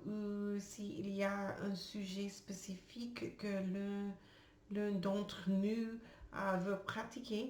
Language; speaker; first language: French; non-native, learner; English